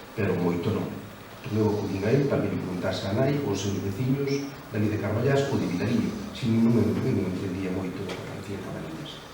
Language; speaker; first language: Galician; native; Galician